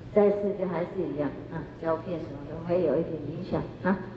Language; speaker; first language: Chinese; non-native, fluent; Vietnamese